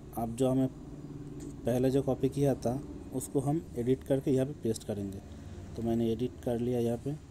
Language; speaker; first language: Hindi; non-native, local second language; Bangla